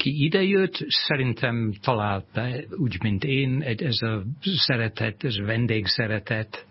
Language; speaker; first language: Hungarian; non-native, fluent; English